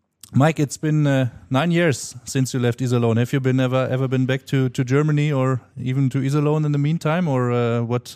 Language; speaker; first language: English; non-native, fluent; German